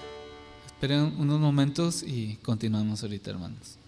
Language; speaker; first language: Spanish; native; Spanish